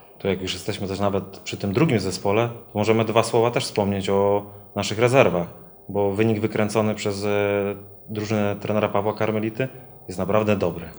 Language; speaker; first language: Polish; native; Polish